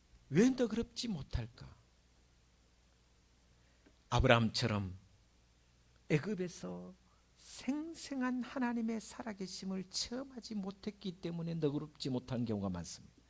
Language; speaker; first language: Korean; native; Korean